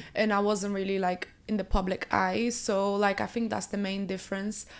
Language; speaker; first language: English; early bilingual, other home language; Portuguese